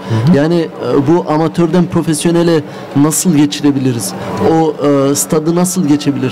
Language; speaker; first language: Turkish; early bilingual, heritage; Turkish